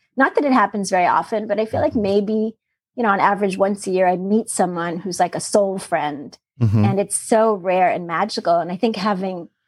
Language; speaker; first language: English; native; English